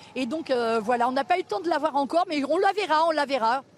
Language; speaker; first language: French; native; French